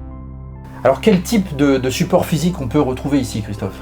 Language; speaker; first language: French; native; French